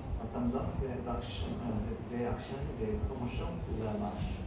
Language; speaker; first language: French; non-native, learner; Khmer